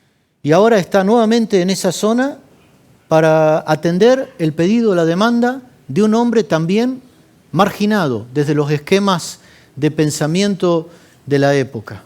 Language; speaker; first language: Spanish; native; Spanish